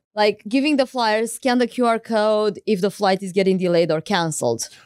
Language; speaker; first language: English; non-native, fluent; Romanian